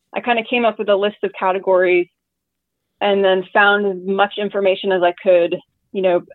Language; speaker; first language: English; native; English